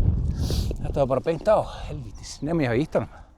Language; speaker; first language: Icelandic; native; Icelandic